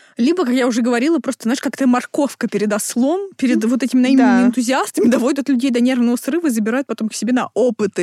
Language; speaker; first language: Russian; native; Russian